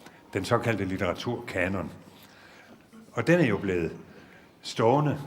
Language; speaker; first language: Danish; native; Danish